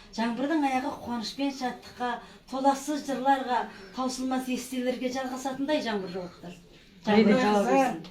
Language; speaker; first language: Kazakh; native; Kazakh